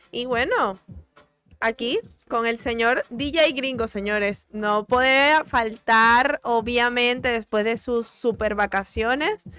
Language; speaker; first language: Spanish; native; Spanish